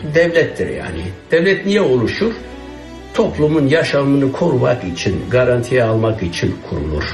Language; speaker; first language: Turkish; non-native, local second language; Kurdish